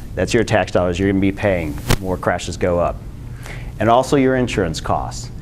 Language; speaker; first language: English; native; English